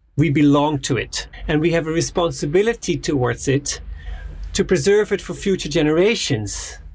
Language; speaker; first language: English; non-native, fluent; Dutch